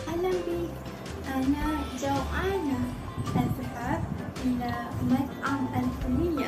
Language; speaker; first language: Arabic; non-native, learner; Malay